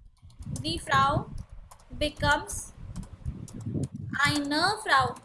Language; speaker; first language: German; non-native, fluent; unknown